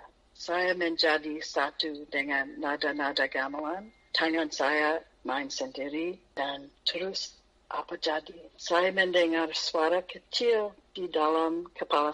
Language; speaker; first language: Indonesian; non-native, fluent; English